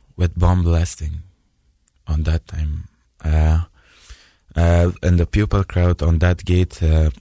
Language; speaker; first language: English; non-native, fluent; Persian